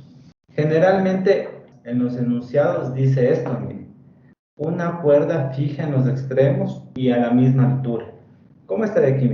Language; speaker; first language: Spanish; native; Spanish